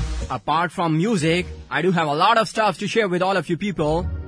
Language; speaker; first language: English; non-native, local second language; Hindi